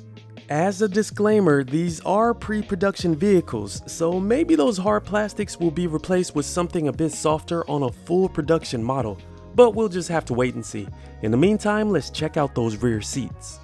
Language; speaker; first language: English; native; English